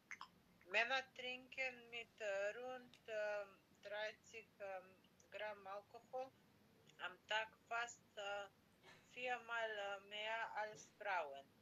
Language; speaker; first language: German; non-native, learner; Macedonian